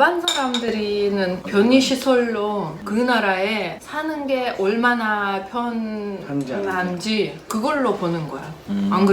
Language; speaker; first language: Korean; non-native, fluent; Russian